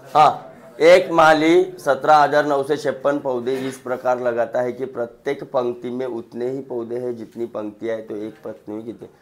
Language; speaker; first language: Hindi; non-native, local second language; Marathi